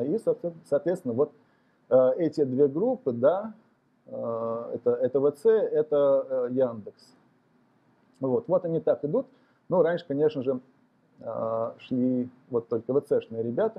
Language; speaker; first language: Russian; native; Russian